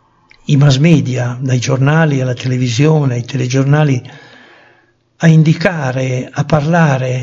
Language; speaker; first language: Italian; native; Italian